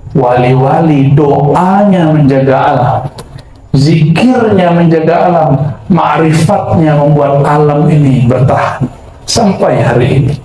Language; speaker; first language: Malay; non-native, local second language; Minangkabau